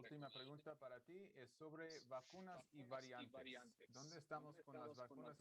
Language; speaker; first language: Portuguese; non-native, learner; Spanish